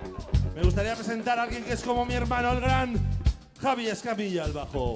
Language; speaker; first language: Spanish; native; Spanish